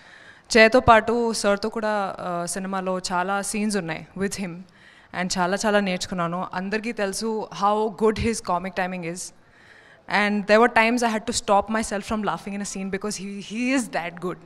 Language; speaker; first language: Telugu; non-native, fluent; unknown